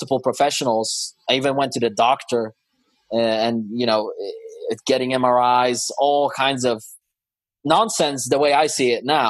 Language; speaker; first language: English; non-native, fluent; Polish